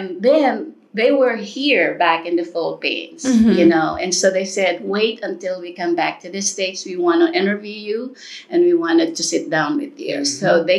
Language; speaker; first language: English; non-native, local second language; Filipino